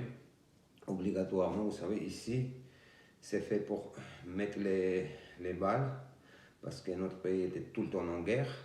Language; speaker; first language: French; non-native, fluent; Georgian